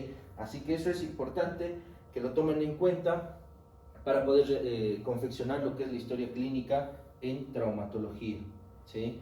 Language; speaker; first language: Spanish; native; Spanish